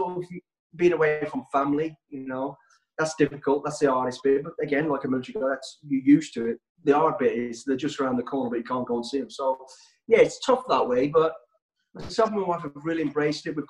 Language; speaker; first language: English; native; English